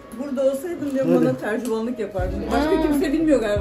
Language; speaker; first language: Turkish; native; Turkish